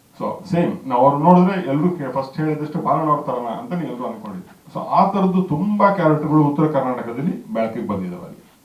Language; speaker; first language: Kannada; native; Kannada